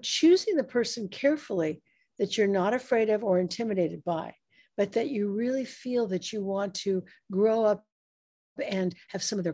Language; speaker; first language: English; native; English